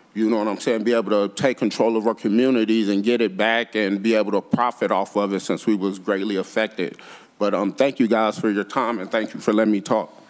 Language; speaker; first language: English; native; English